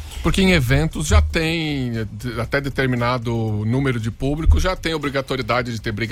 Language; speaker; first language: Portuguese; native; Portuguese